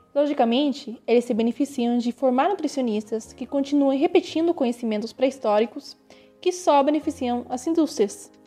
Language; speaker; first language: Portuguese; early bilingual, other home language; Spanish